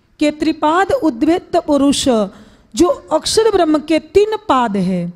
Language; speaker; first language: Hindi; non-native, local second language; Gujarati